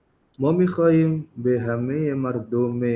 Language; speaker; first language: Persian; non-native, learner; Indonesian